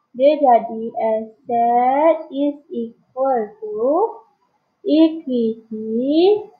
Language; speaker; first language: English; non-native, local second language; Malay